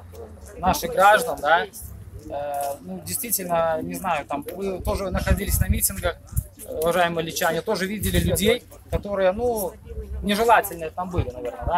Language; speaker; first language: Russian; native; Russian